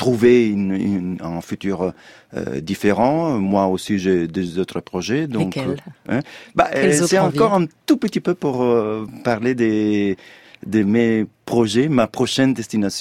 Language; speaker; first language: French; non-native, fluent; Italian